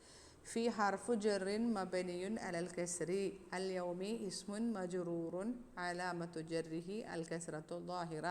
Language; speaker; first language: Arabic; non-native, fluent; Malayalam